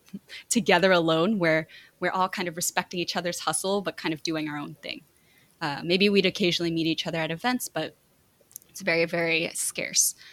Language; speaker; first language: English; native; English